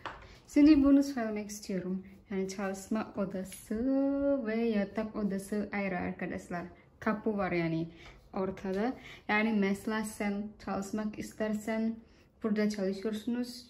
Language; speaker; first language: Turkish; non-native, learner; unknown